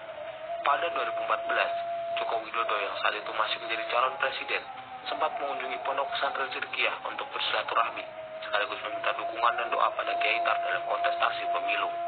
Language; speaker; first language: Indonesian; native; Indonesian